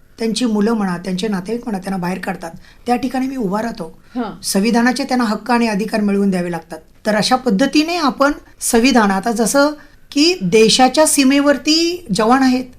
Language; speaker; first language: Marathi; native; Marathi